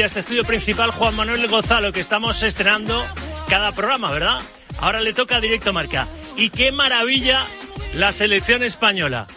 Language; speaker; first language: Spanish; native; Spanish